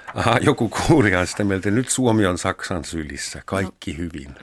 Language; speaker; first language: Finnish; non-native, fluent; German